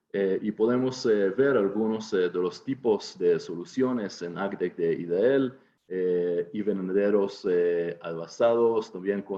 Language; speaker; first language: Spanish; non-native, fluent; Hebrew